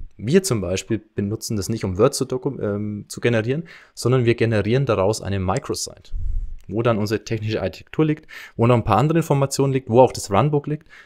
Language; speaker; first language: German; native; German